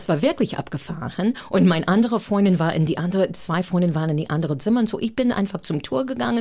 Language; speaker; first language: German; non-native, fluent; English